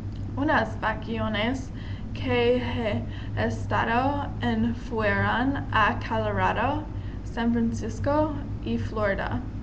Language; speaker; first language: Spanish; non-native, learner; English